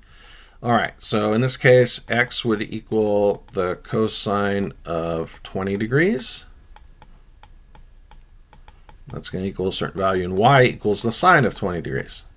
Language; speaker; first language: English; native; English